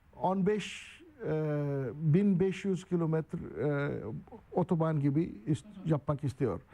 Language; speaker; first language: Turkish; non-native, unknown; Urdu